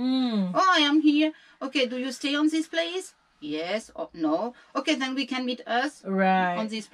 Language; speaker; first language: English; non-native, learner; French